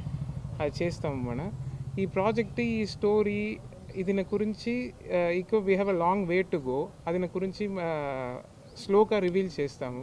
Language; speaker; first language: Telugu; non-native, learner; Tamil